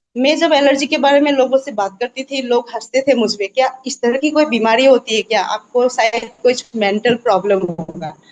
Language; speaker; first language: Hindi; non-native, local second language; Assamese